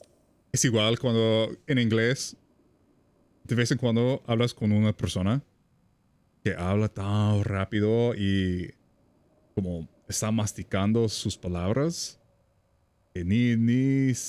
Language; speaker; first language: Spanish; non-native, fluent; English